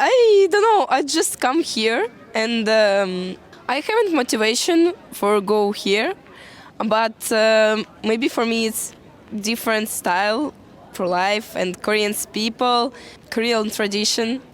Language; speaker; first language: English; non-native, learner; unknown